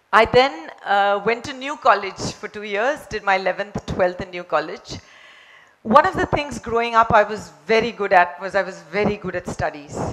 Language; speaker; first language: English; non-native, local second language; Marathi